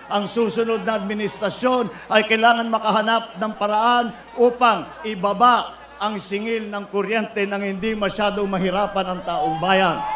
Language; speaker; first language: Filipino; native; Filipino